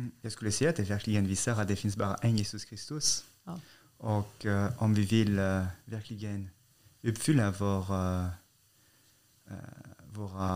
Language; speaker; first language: Swedish; non-native, fluent; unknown